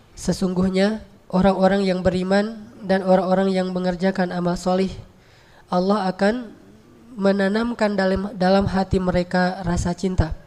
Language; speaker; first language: Indonesian; native; Indonesian